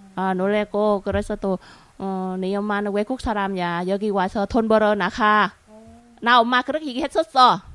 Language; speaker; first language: Korean; non-native, fluent; Vietnamese